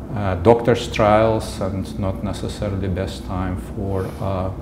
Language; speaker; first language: English; non-native, fluent; Russian